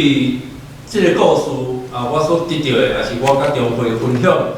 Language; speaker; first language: Chinese; native; Chinese